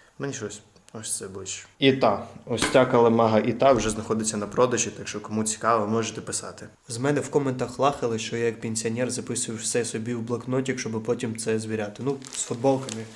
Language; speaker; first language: Ukrainian; non-native, local second language; Russian